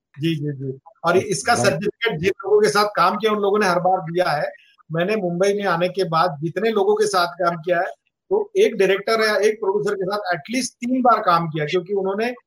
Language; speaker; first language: Hindi; non-native, local second language; Marathi